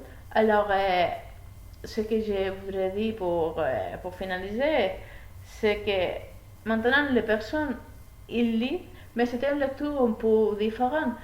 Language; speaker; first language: French; non-native, learner; Spanish